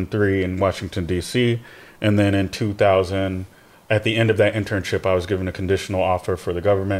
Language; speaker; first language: English; native; English